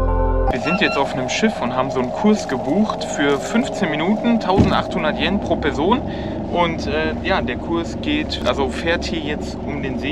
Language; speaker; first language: German; native; German